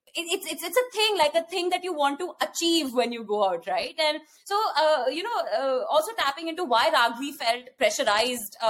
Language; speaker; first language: English; non-native, local second language; Hindi